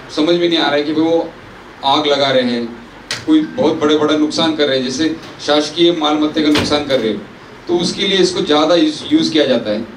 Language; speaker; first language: Hindi; non-native, local second language; Marathi